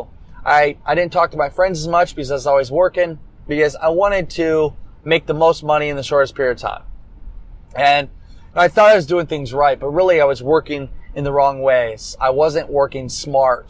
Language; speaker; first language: English; native; English